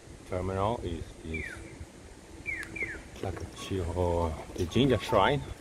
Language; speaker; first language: English; non-native, fluent; Portuguese